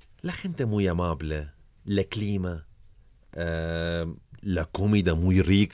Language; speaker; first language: Spanish; non-native, learner; Arabic